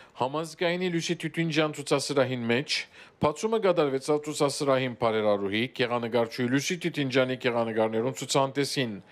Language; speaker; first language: Armenian; early bilingual, heritage; Armenian